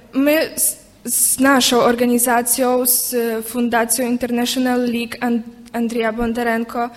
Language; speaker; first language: Polish; non-native, fluent; Ukrainian